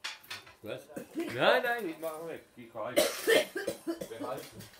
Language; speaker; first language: German; non-native, learner; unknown